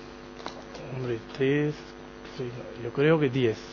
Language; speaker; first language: Spanish; non-native, learner; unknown